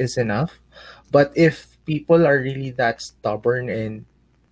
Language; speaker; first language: English; non-native, local second language; Aklanon